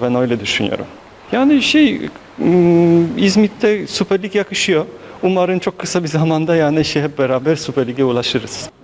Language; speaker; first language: Turkish; non-native, fluent; Polish